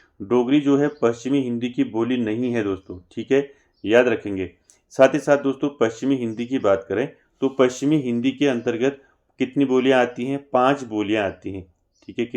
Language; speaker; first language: Hindi; native; Hindi